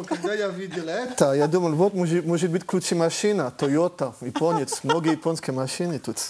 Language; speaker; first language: Russian; early bilingual, heritage; French